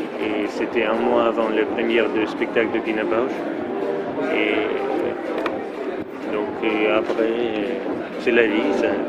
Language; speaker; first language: French; non-native, fluent; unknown